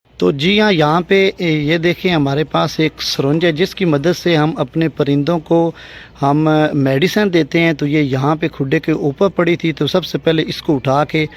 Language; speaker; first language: Urdu; native; Urdu